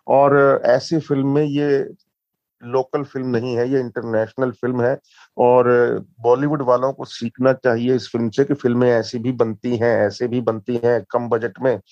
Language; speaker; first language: Hindi; native; Hindi